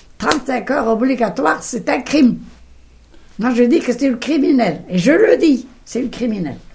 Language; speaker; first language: French; non-native, local second language; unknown